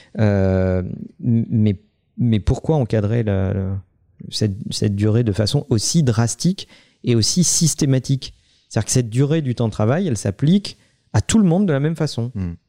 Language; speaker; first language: French; native; French